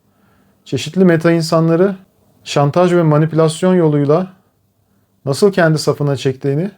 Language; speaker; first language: Turkish; native; Turkish